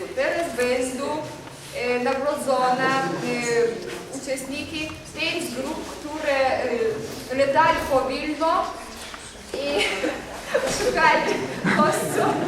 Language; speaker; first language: Polish; non-native, learner; Lithuanian